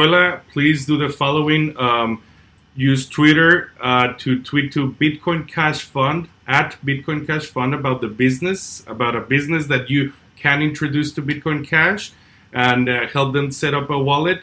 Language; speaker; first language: English; non-native, fluent; Spanish